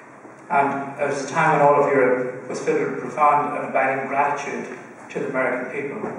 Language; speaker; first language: English; native; English